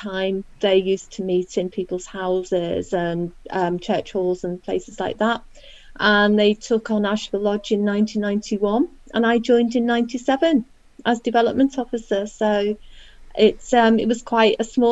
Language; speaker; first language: English; native; English